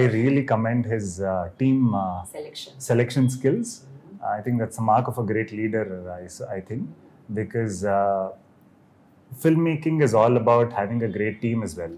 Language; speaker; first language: English; non-native, local second language; Kannada